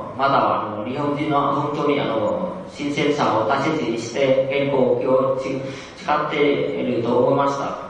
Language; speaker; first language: Japanese; non-native, learner; Vietnamese